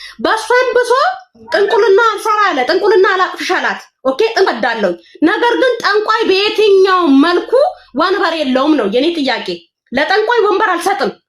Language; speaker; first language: Amharic; non-native, local second language; Oromo